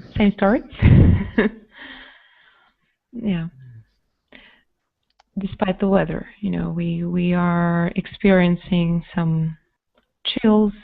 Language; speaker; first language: English; non-native, fluent; Russian